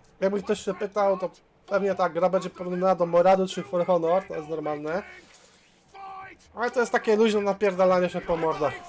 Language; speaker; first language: Polish; native; Polish